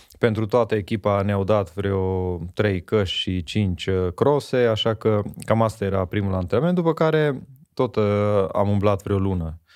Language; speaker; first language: Romanian; non-native, local second language; Hungarian